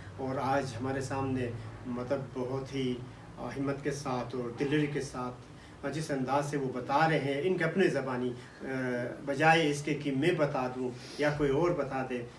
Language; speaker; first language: Urdu; non-native, local second language; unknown